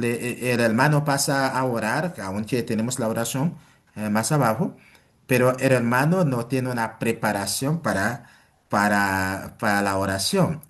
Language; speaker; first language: Spanish; non-native, fluent; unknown